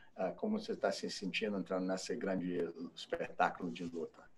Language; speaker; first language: Portuguese; non-native, fluent; English